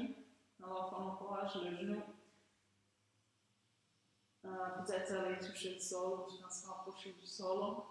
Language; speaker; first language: French; native; French